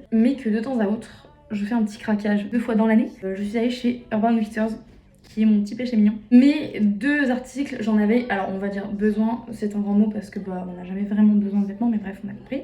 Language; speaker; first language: French; native; French